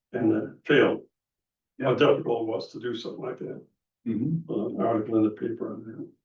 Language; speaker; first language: English; non-native, fluent; Dutch